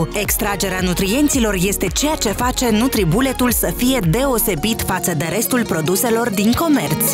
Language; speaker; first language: Romanian; native; Romanian